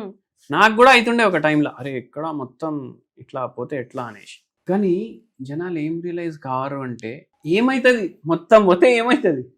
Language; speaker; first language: Telugu; native; Telugu